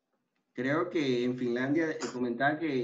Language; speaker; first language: Spanish; native; Spanish